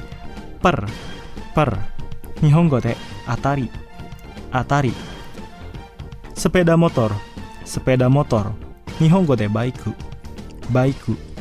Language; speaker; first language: Japanese; non-native, fluent; Indonesian